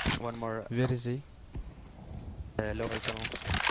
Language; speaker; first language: English; non-native, learner; Turkish